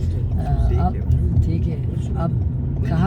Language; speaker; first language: Hindi; non-native, learner; Tajik